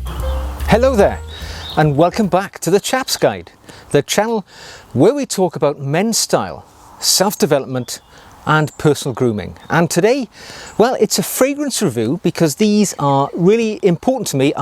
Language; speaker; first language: English; native; English